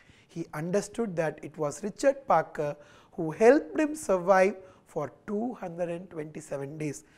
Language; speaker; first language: English; non-native, local second language; Tamil